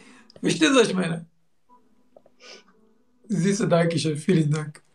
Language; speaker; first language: German; non-native, learner; Arabic